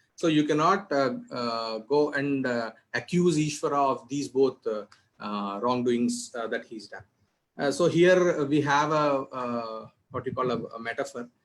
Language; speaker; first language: English; non-native, local second language; Telugu